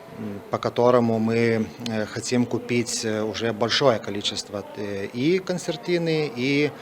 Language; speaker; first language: Russian; non-native, fluent; Lithuanian